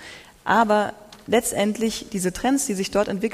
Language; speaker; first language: German; native; German